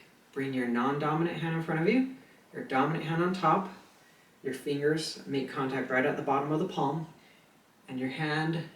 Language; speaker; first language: English; native; English